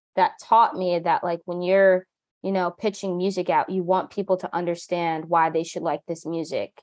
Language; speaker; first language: English; native; English